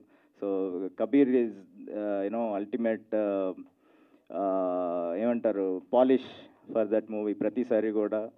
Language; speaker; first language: Telugu; native; Telugu